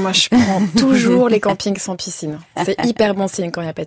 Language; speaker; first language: French; native; French